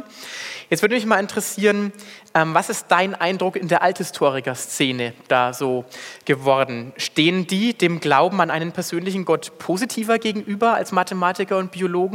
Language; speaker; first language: German; native; German